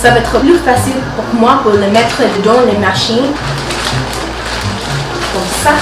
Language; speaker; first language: French; non-native, learner; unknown